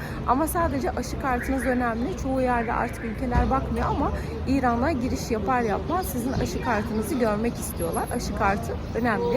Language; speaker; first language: Turkish; native; Turkish